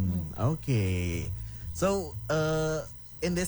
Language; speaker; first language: English; non-native, learner; Indonesian